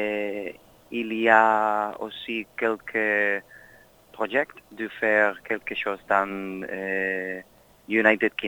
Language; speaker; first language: French; non-native, learner; Spanish